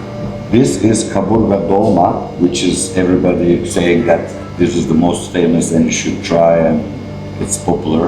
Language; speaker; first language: English; non-native, fluent; Turkish